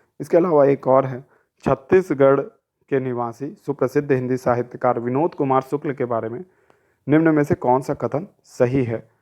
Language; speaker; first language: Hindi; native; Hindi